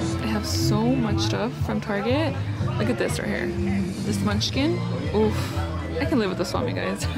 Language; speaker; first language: English; early bilingual, other home language; Spanish